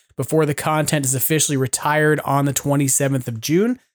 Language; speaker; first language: English; native; English